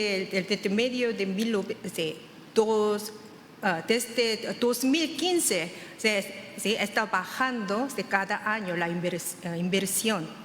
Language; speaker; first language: Spanish; non-native, fluent; Korean